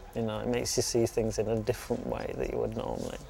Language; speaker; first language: English; native; English